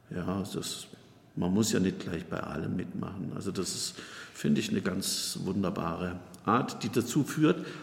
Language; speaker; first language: German; native; German